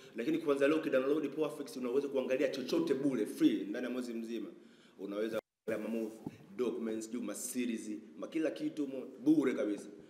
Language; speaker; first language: Swahili; native; Swahili